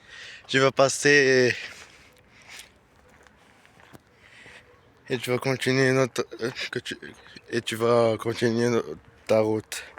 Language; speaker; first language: French; non-native, learner; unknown